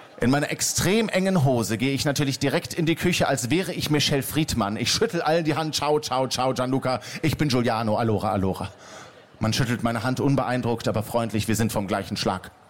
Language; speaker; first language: German; native; German